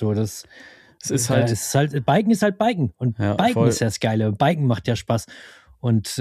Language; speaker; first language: German; native; German